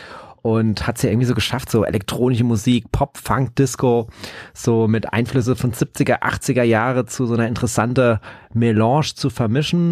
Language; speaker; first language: German; native; German